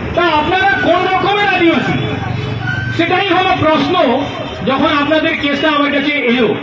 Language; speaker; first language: Bangla; non-native, local second language; Hindi